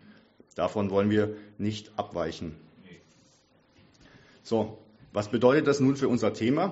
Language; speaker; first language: German; native; German